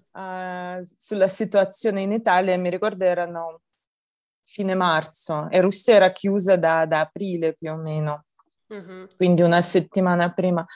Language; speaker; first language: Italian; non-native, fluent; Russian